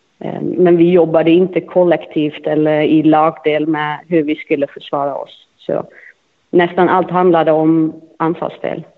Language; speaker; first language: Swedish; non-native, fluent; Dutch